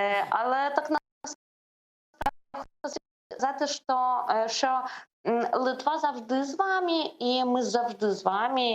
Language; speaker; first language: Ukrainian; non-native, learner; Lithuanian